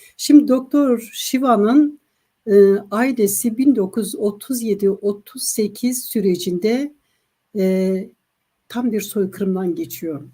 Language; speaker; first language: Turkish; non-native, local second language; Kurdish